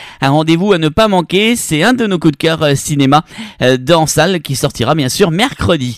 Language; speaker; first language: French; native; French